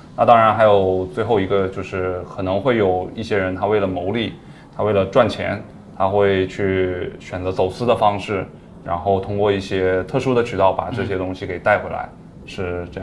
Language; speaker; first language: Chinese; native; Chinese